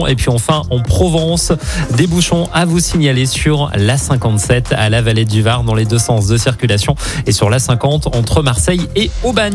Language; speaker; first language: French; native; French